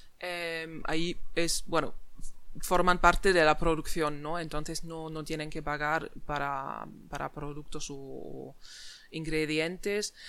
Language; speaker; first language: Spanish; non-native, fluent; German